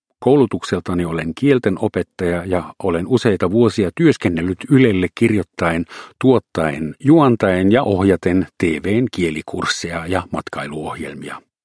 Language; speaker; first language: Finnish; non-native, fluent; German